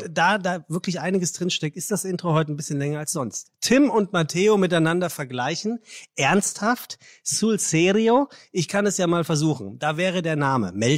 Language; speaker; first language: German; native; German